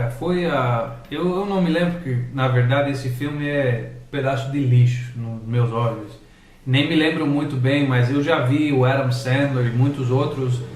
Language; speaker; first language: Portuguese; non-native, fluent; English